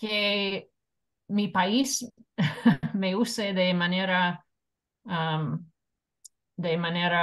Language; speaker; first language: Spanish; non-native, fluent; English